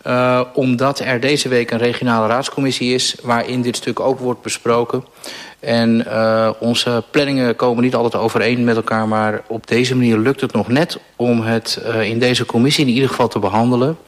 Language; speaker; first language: Dutch; native; Dutch